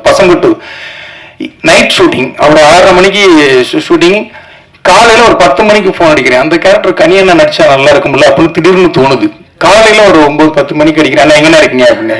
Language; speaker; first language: Tamil; native; Tamil